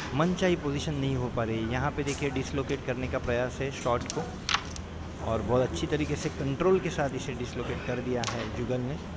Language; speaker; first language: Hindi; non-native, local second language; Marathi